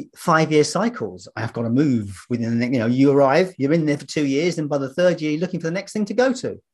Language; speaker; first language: English; native; English